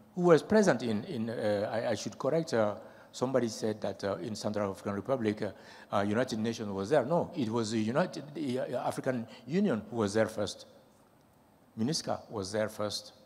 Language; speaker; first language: English; non-native, fluent; French